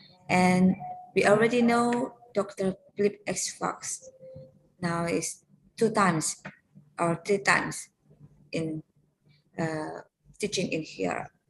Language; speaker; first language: English; non-native, learner; Indonesian